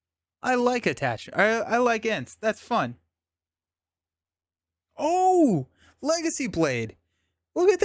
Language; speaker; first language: English; native; English